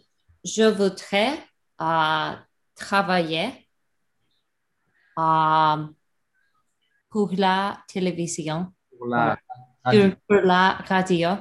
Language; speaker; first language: French; non-native, learner; Russian